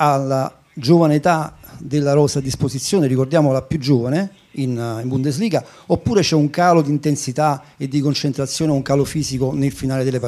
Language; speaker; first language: Italian; native; Italian